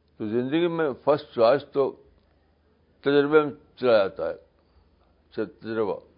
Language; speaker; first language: Urdu; native; Urdu